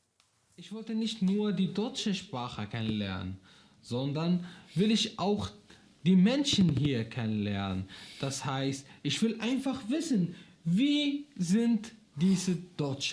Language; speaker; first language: German; non-native, learner; Arabic